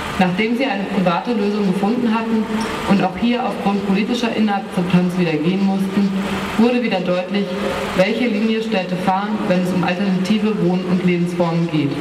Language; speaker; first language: German; native; German